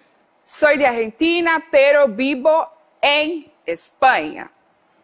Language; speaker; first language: Spanish; non-native, fluent; Portuguese